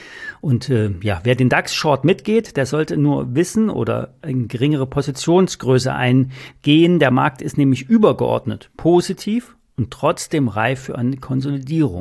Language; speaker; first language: German; native; German